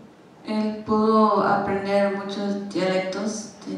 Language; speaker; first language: Spanish; non-native, learner; English